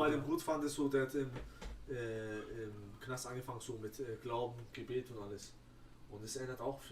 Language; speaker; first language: German; native; German